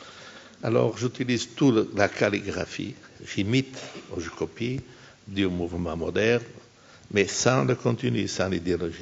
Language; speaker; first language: French; non-native, fluent; Portuguese